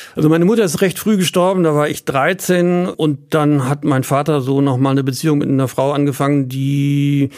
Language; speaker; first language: German; native; German